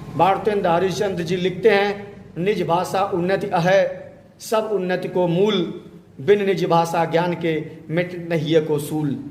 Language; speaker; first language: Hindi; native; Hindi